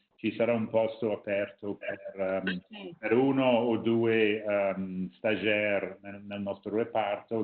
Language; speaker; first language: Italian; non-native, fluent; English